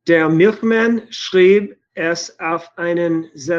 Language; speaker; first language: German; non-native, learner; English